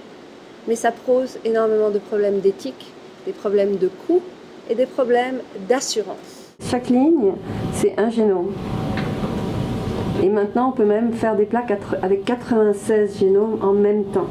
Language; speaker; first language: French; native; French